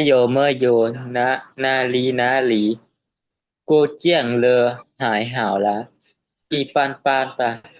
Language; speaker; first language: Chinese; non-native, learner; Lao